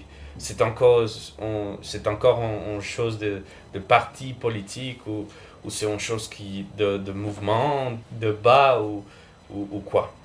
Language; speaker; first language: French; non-native, fluent; Spanish